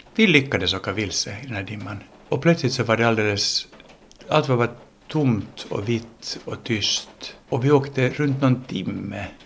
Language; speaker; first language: Swedish; early bilingual, other home language; English